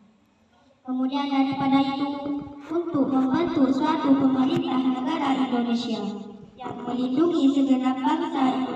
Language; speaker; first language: Indonesian; native; Indonesian